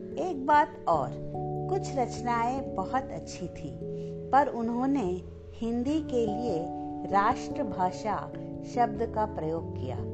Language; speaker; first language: Hindi; non-native, local second language; Kannada